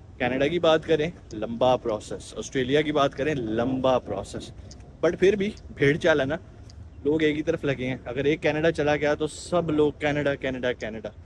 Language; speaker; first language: Urdu; native; Urdu